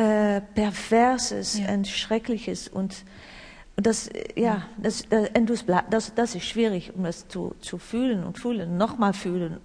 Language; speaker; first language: German; non-native, learner; Dutch